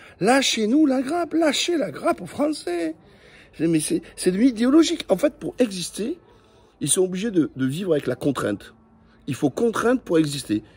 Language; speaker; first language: French; native; French